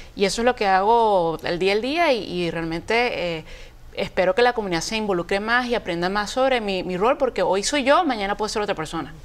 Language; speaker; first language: Spanish; native; Spanish